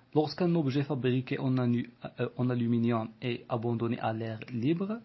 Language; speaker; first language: French; non-native, local second language; Arabic